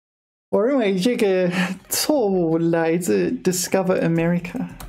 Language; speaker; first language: Chinese; non-native, fluent; English